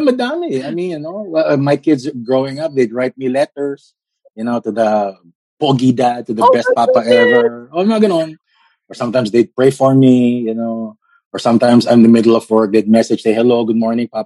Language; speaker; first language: English; non-native, local second language; Filipino